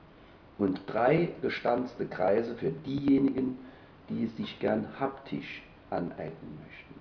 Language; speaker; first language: German; native; German